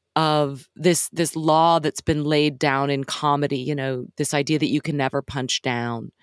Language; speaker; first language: English; native; English